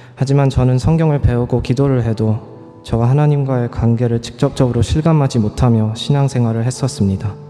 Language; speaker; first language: Korean; early bilingual, other home language; English